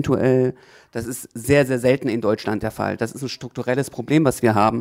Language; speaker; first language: German; native; German